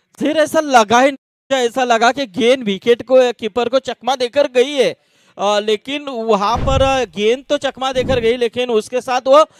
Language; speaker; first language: Hindi; non-native, local second language; Marathi